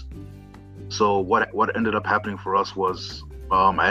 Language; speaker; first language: English; non-native, local second language; Shona